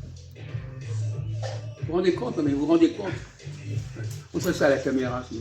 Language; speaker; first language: French; native; French